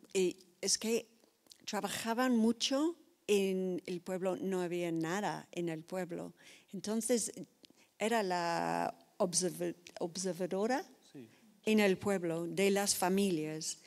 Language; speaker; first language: Spanish; non-native, fluent; English